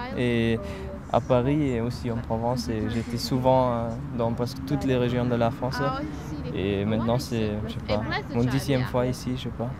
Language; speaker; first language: French; non-native, fluent; German